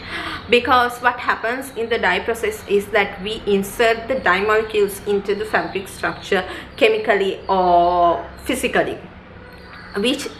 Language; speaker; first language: English; non-native, local second language; Sinhala